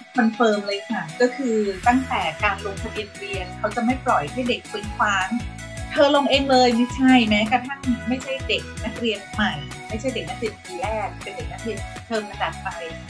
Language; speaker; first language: Thai; native; Thai